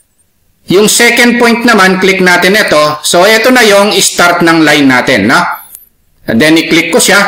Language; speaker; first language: Filipino; native; Filipino